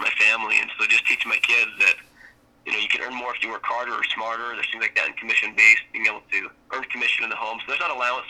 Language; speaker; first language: English; native; English